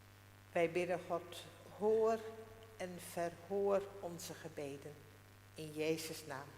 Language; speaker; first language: Dutch; non-native, local second language; Western Frisian